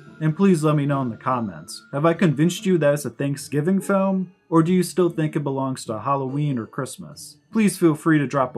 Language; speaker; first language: English; native; English